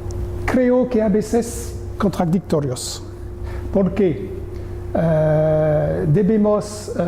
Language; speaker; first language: Spanish; non-native, learner; French